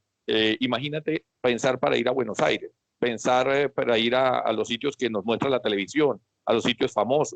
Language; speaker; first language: Spanish; native; Spanish